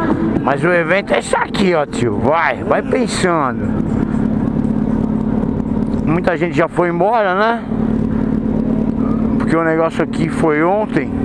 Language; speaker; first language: Portuguese; native; Portuguese